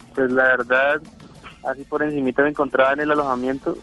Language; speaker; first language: Spanish; native; Spanish